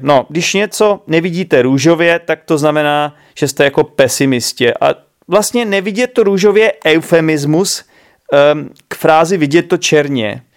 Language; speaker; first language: Czech; native; Czech